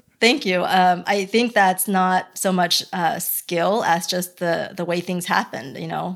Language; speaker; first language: English; early bilingual, other home language; Chinese